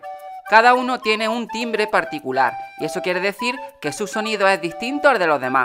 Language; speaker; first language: Spanish; native; Spanish